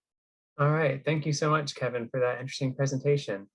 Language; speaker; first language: English; native; English